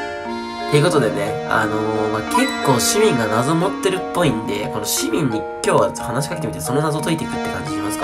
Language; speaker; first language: Japanese; native; Japanese